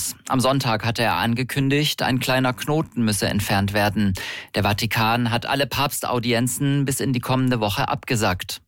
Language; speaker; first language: German; native; German